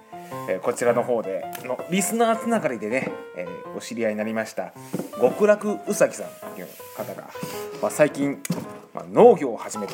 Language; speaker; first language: Japanese; native; Japanese